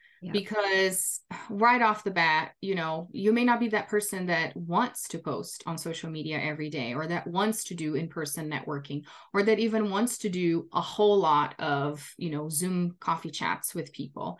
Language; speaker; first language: English; non-native, fluent; Portuguese